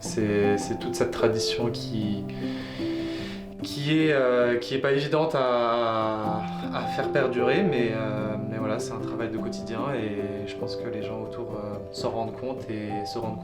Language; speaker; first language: French; native; French